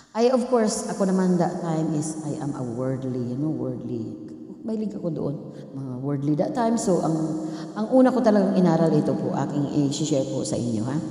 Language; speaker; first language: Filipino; non-native, local second language; Cebuano